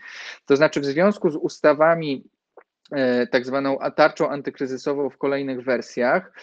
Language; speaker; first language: Polish; native; Polish